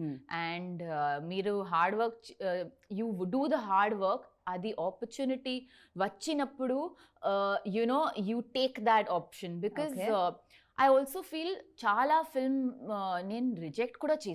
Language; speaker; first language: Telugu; non-native, learner; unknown